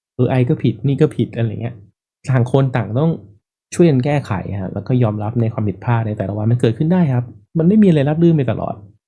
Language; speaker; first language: Thai; native; Thai